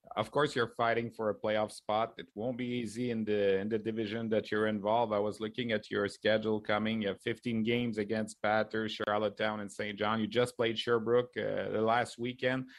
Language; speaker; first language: English; non-native, fluent; French